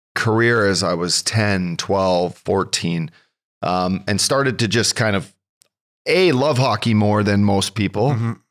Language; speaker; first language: English; native; English